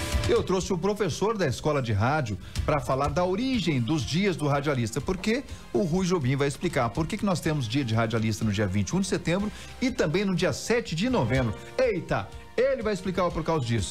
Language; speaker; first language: Portuguese; native; Portuguese